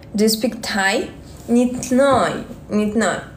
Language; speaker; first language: English; non-native, learner; Russian